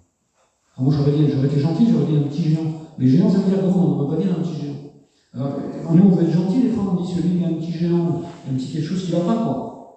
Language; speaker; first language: French; native; French